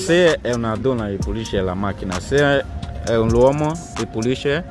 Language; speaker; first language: Italian; non-native, fluent; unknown